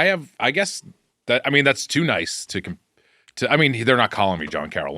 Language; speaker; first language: English; native; English